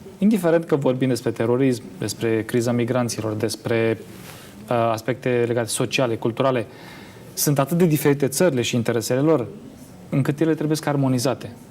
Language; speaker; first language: Romanian; native; Romanian